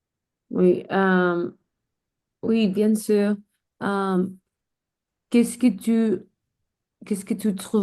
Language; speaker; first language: French; non-native, learner; English